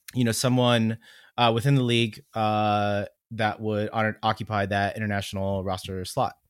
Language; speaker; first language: English; native; English